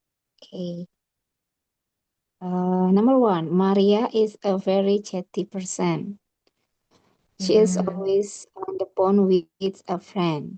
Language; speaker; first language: English; non-native, learner; Indonesian